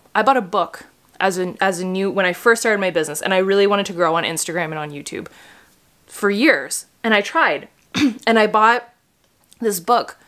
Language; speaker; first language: English; native; English